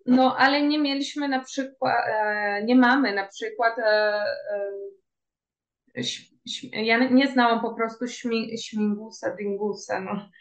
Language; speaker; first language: Polish; early bilingual, heritage; Portuguese